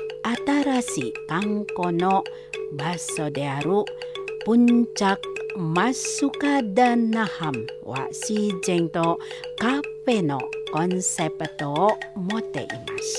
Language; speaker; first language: Japanese; non-native, learner; Indonesian